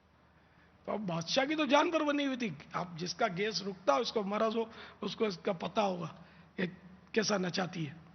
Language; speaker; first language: Urdu; native; Urdu